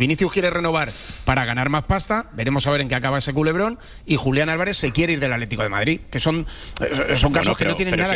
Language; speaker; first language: Spanish; native; Spanish